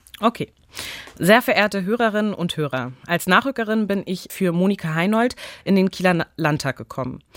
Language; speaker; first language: German; early bilingual, other home language; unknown